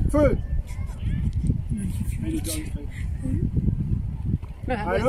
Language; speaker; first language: French; native; French